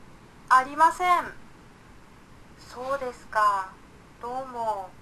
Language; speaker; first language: Japanese; non-native, learner; Indonesian